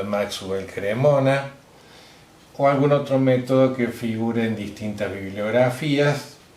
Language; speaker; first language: Spanish; native; Spanish